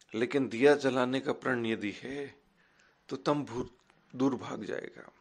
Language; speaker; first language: Hindi; native; Hindi